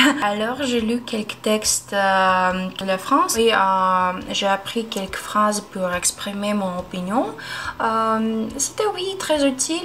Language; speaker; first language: French; non-native, learner; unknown